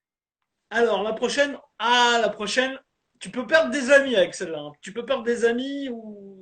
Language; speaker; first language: French; native; French